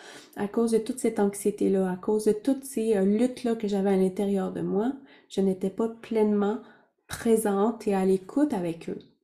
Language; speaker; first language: French; native; French